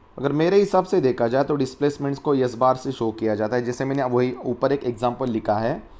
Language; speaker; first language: Hindi; non-native, local second language; Marathi